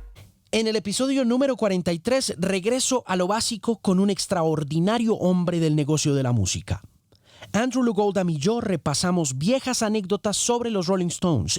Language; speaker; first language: Spanish; native; Spanish